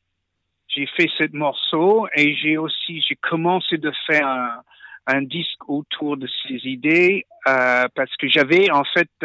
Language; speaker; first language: French; non-native, fluent; English